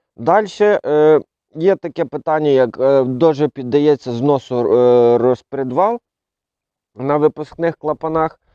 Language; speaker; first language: Ukrainian; native; Ukrainian